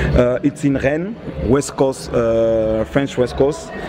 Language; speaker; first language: English; non-native, learner; Portuguese